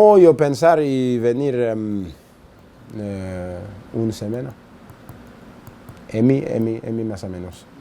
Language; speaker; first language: Spanish; non-native, learner; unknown